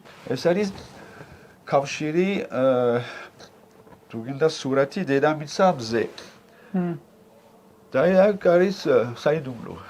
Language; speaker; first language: Georgian; non-native, learner; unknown